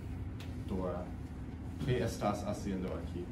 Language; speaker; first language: Spanish; non-native, learner; English